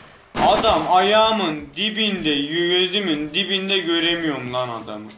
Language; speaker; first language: Turkish; native; Turkish